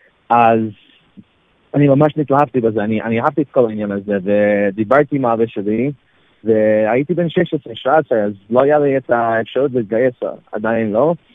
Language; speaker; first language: Hebrew; non-native, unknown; English